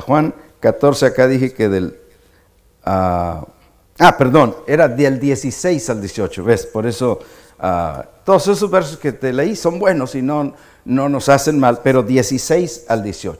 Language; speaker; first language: Spanish; native; Spanish